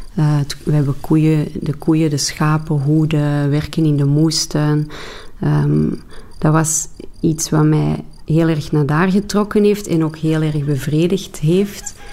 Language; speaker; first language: Dutch; native; Dutch